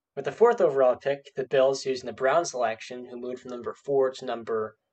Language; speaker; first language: English; native; English